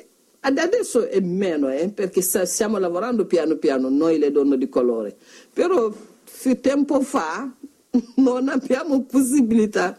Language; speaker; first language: Italian; non-native, learner; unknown